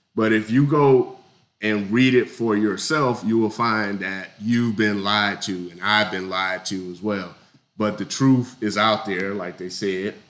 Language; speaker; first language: English; native; English